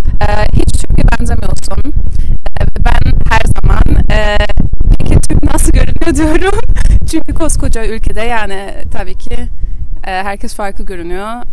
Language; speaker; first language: Turkish; early bilingual, heritage; German